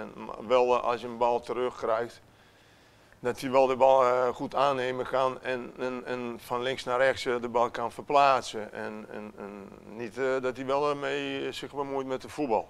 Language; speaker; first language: Dutch; non-native, fluent; Italian